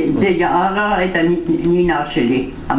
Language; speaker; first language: Hebrew; non-native, fluent; German